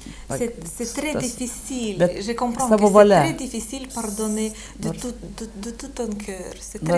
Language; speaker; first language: French; non-native, fluent; Lithuanian